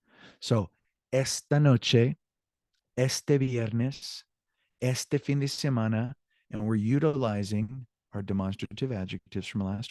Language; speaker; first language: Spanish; non-native, fluent; English